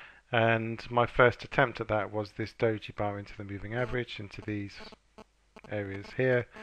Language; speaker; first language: English; native; English